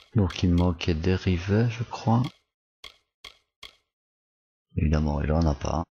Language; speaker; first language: French; native; French